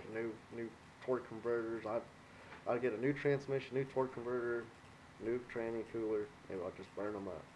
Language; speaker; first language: English; native; English